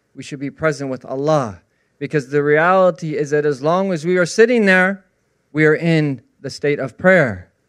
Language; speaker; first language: English; native; English